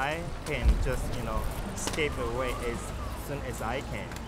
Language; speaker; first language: English; non-native, learner; Chinese